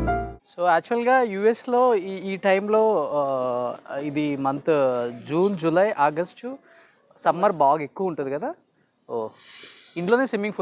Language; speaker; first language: Telugu; native; Telugu